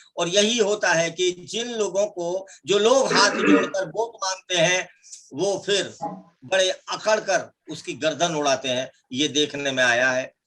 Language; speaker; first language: Hindi; native; Hindi